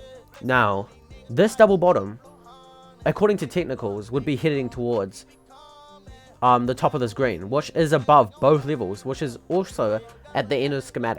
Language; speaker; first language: English; native; English